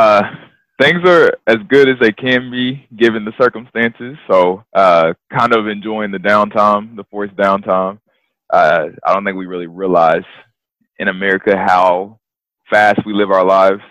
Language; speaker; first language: English; native; English